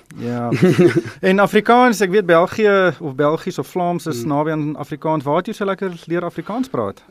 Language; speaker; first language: Afrikaans; native; Afrikaans